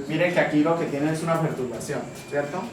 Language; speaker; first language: Spanish; native; Spanish